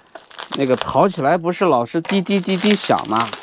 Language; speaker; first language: Chinese; native; Chinese